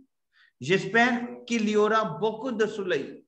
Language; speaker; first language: French; non-native, fluent; Hindi